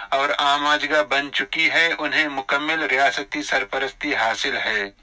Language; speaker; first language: Urdu; non-native, local second language; Baluchi